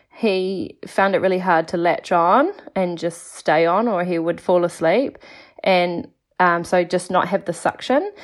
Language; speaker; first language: English; native; English